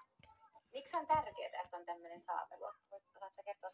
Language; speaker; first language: Finnish; native; Finnish